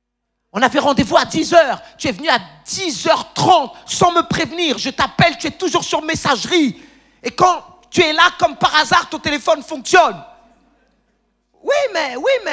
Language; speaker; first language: French; native; French